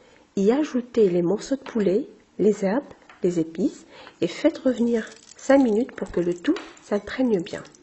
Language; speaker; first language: French; non-native, local second language; Arabic